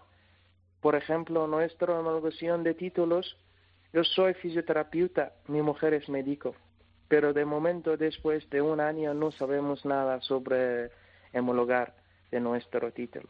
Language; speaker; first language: Spanish; non-native, learner; Persian